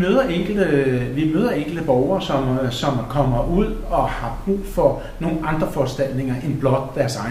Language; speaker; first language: Danish; native; Danish